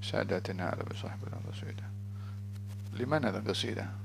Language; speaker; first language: Arabic; non-native, fluent; Malay